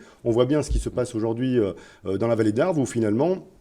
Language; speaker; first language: French; native; French